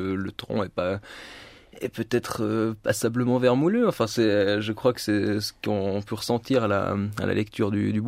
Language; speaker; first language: French; native; French